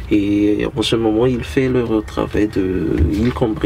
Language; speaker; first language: French; non-native, local second language; Malagasy